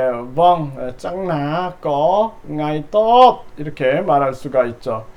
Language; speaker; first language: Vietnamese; non-native, learner; Korean